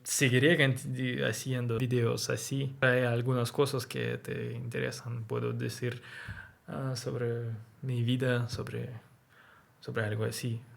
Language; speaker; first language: Spanish; non-native, learner; Russian